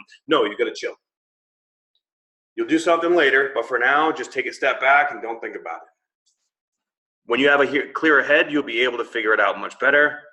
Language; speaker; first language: English; native; English